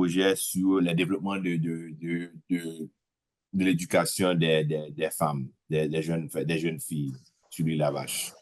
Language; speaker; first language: French; non-native, local second language; Haitian Creole